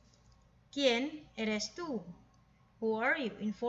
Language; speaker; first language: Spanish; non-native, fluent; Filipino